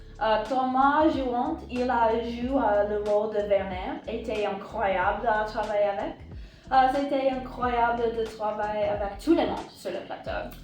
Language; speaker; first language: French; non-native, learner; English